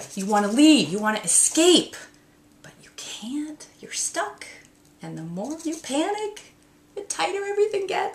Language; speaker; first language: English; native; English